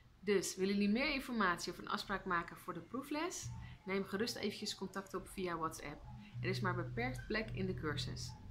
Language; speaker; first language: Dutch; non-native, fluent; Spanish